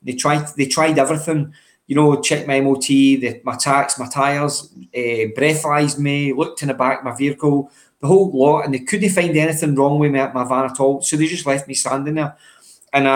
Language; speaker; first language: English; native; English